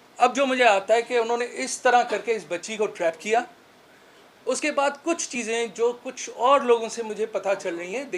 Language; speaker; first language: Urdu; non-native, local second language; Sindhi